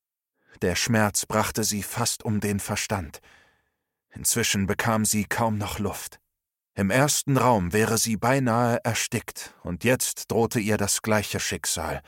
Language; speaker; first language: German; native; German